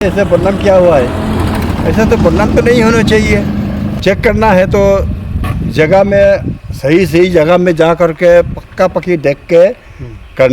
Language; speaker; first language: Hindi; non-native, local second language; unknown